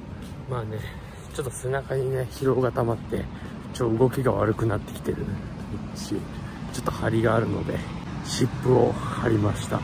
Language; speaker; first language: Japanese; native; Japanese